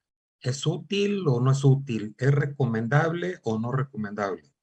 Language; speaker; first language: Spanish; native; Spanish